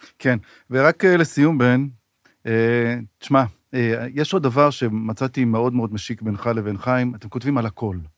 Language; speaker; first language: Hebrew; native; Hebrew